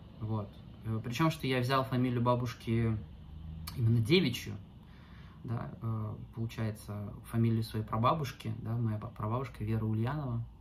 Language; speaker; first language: Russian; native; Russian